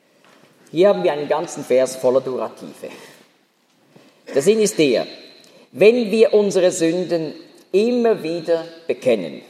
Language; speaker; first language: German; native; German